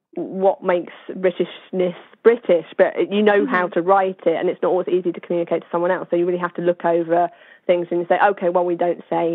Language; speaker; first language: English; native; English